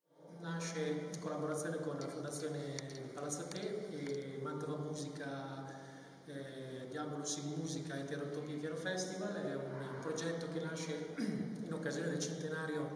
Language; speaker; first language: Italian; native; Italian